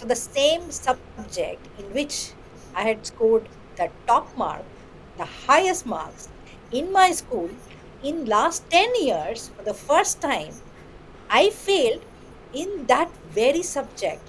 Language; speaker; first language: English; non-native, local second language; Bangla